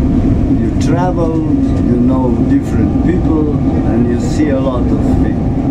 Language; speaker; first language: English; non-native, learner; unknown